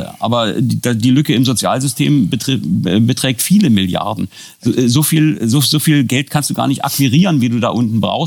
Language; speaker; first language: German; native; German